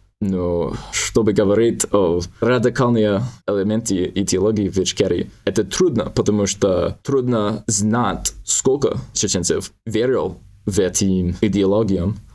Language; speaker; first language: Russian; non-native, learner; English